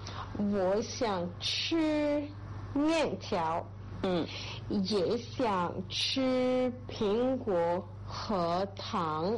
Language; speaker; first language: Chinese; non-native, learner; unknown